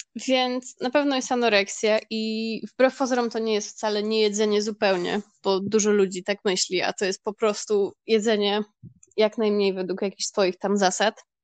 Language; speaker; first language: Polish; early bilingual, heritage; Polish